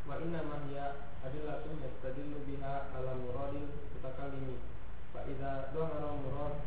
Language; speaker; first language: Arabic; non-native, fluent; Indonesian